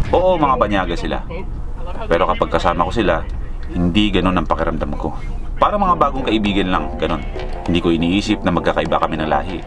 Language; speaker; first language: Filipino; native; Filipino